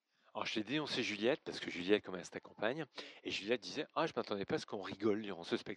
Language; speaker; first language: French; native; French